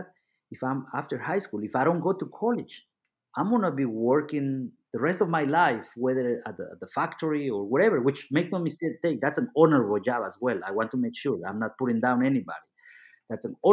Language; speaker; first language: English; non-native, fluent; Spanish